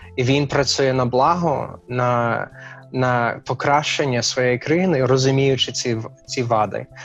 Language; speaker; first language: Ukrainian; non-native, fluent; English